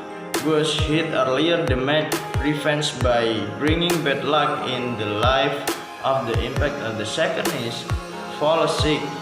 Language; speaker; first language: English; non-native, learner; Indonesian